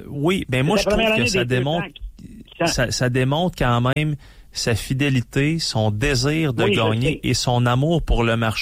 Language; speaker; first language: French; native; French